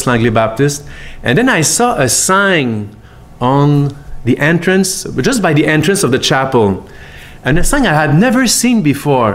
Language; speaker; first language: English; non-native, fluent; French